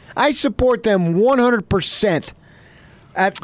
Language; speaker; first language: English; native; English